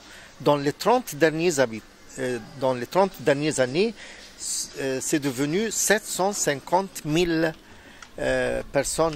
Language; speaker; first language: French; non-native, fluent; Arabic